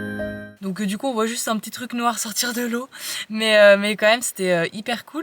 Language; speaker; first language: French; native; French